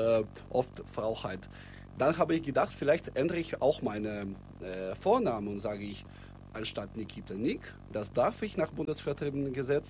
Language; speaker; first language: German; non-native, fluent; Russian